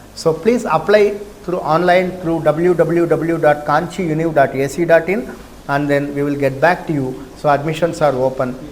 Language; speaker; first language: English; non-native, local second language; Telugu